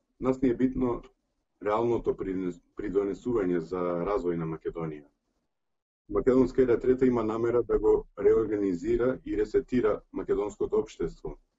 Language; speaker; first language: Macedonian; early bilingual, heritage; Macedonian